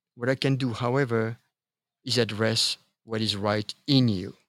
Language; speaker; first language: English; non-native, fluent; French